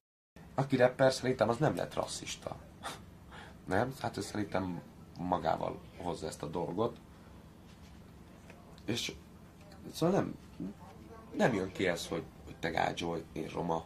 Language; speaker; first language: Hungarian; non-native, learner; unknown